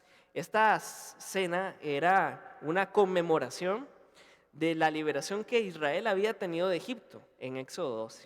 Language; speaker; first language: Spanish; native; Spanish